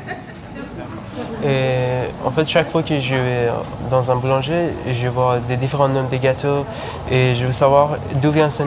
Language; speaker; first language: French; non-native, learner; Persian